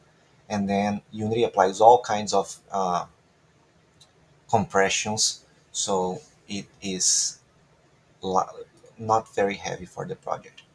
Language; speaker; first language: English; non-native, fluent; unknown